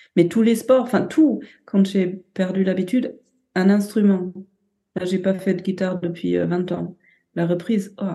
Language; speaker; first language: French; non-native, fluent; German